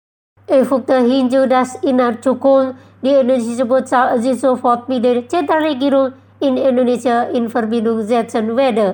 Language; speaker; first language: German; non-native, fluent; Indonesian